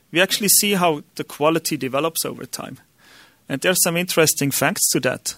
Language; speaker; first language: English; non-native, fluent; German